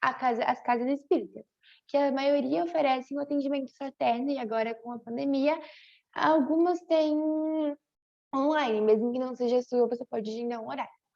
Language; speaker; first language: Portuguese; native; Portuguese